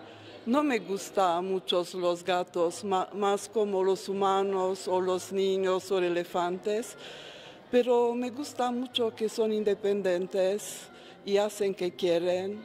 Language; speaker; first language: Spanish; non-native, fluent; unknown